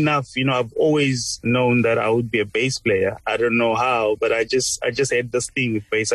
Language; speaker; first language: English; non-native, local second language; Shona